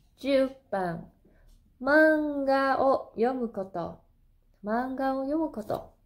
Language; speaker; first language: Japanese; non-native, fluent; Cantonese